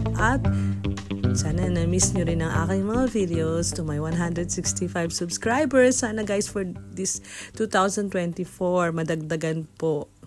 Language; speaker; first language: Filipino; native; Filipino